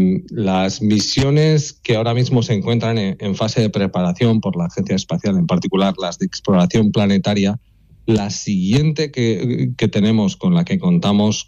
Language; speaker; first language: Spanish; native; Spanish